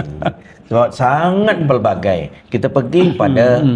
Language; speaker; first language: Malay; native; Malay